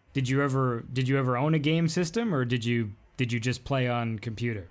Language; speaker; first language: English; native; English